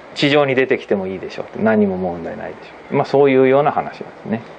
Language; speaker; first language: Japanese; native; Japanese